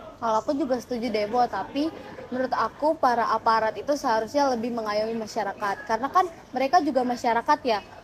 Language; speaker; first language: Indonesian; native; Indonesian